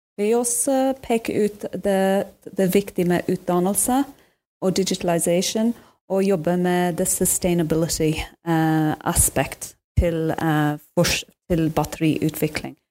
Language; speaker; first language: Norwegian; non-native, fluent; English